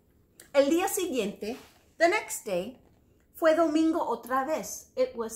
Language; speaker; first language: Spanish; non-native, fluent; English